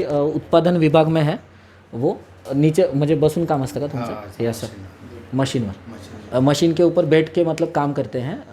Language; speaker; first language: Hindi; non-native, local second language; Marathi